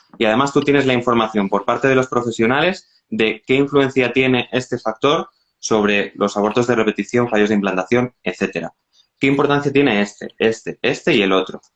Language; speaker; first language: Spanish; native; Spanish